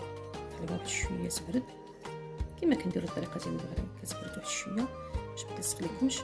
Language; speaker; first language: Arabic; native; Arabic